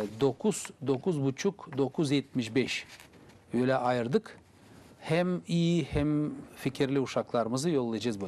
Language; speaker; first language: Turkish; non-native, learner; Gagauz